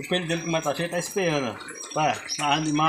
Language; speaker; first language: Portuguese; native; Portuguese